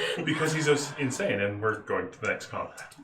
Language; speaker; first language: English; native; English